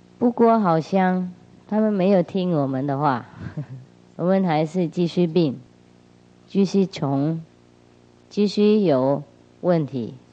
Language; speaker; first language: Chinese; non-native, fluent; Vietnamese